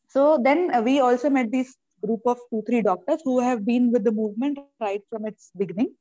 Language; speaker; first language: English; non-native, local second language; Malayalam